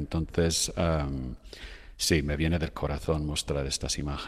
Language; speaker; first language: Spanish; non-native, fluent; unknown